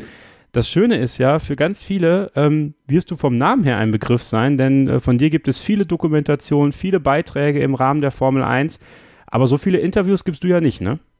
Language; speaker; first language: German; native; German